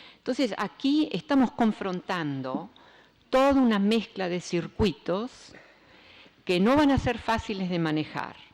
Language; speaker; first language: Spanish; early bilingual, other home language; Dutch